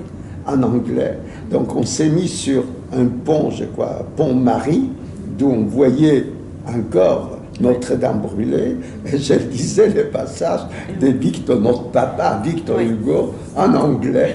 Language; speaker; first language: French; non-native, fluent; Yiddish